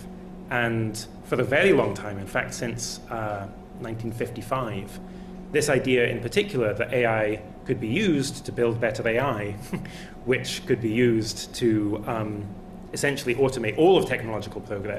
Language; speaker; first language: English; native; English